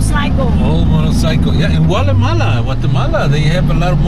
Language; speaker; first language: English; non-native, learner; Spanish